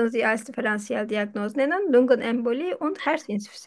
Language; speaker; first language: German; non-native, fluent; Turkish